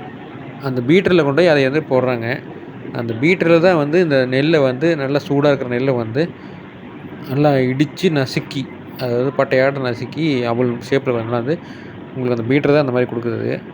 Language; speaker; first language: Tamil; native; Tamil